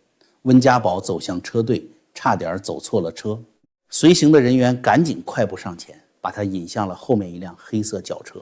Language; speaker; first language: Chinese; native; Chinese